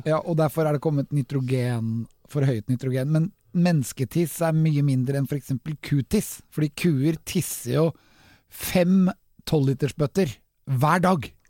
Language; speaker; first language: Norwegian; native; Norwegian